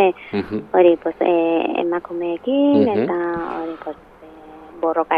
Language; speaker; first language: Basque; non-native, local second language; Spanish